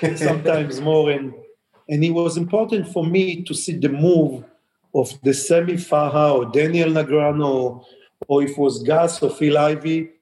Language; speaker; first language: English; non-native, fluent; Hebrew